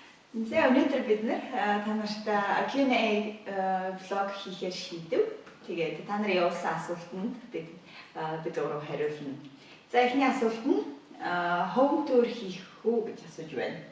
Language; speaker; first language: Mongolian; native; Mongolian